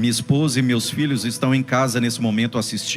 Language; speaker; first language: Portuguese; native; Portuguese